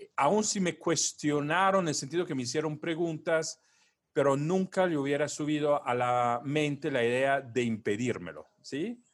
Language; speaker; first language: Spanish; non-native, fluent; Italian